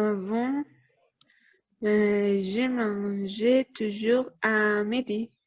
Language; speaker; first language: French; non-native, learner; Spanish